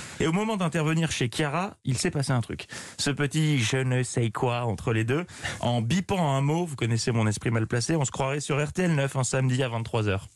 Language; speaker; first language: French; native; French